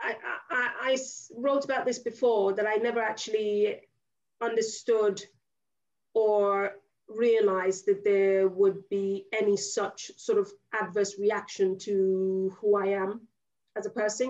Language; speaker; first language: English; non-native, local second language; Yoruba